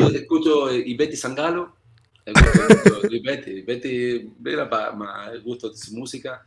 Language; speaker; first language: Portuguese; non-native, learner; Spanish